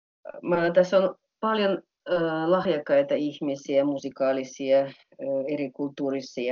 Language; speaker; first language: Finnish; non-native, fluent; Russian